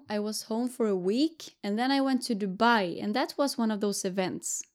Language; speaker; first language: English; non-native, fluent; Swedish